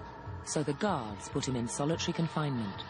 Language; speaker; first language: English; native; English